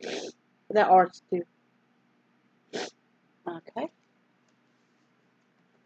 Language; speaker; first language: English; native; English